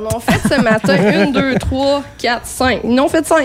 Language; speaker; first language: French; native; French